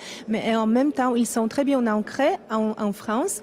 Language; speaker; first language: French; non-native, fluent; Polish